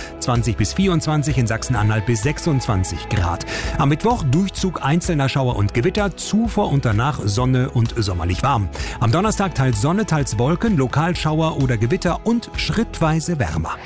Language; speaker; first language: German; native; German